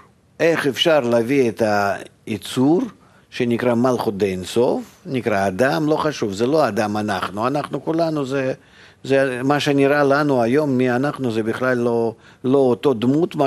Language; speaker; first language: Hebrew; non-native, fluent; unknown